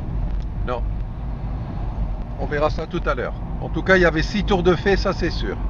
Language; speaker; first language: French; native; French